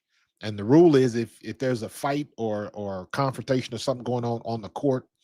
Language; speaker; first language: English; native; English